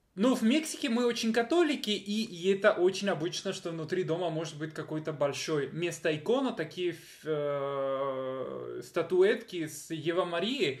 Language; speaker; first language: Russian; non-native, fluent; Spanish